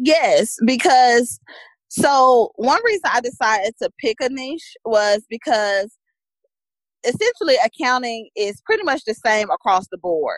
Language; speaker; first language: English; native; English